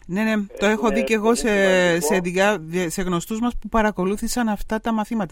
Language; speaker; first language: Greek; native; Greek